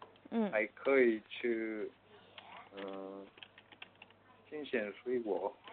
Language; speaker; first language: Chinese; non-native, learner; Korean